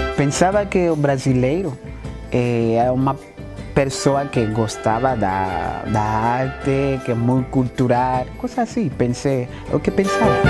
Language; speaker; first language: Portuguese; non-native, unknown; Haitian Creole